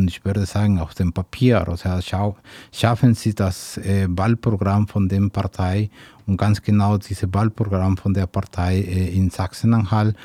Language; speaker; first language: German; non-native, fluent; Spanish